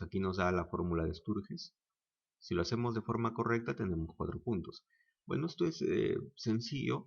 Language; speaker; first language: Spanish; native; Spanish